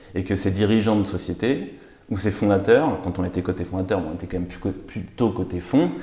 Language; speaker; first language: French; native; French